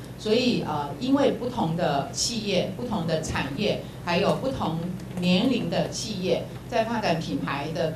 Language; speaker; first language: Chinese; native; Chinese